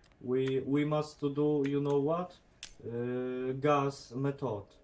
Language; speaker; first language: English; non-native, learner; Polish